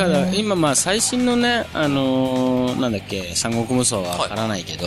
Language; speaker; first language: Japanese; native; Japanese